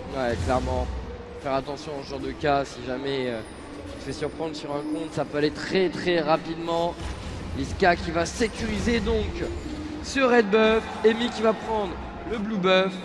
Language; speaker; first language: French; native; French